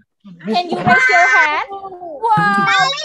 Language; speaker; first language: English; non-native, local second language; Indonesian